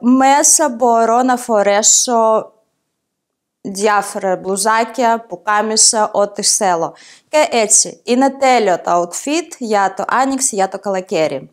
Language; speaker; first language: Greek; non-native, fluent; Ukrainian